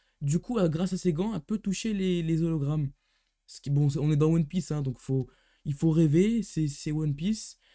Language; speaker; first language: French; native; French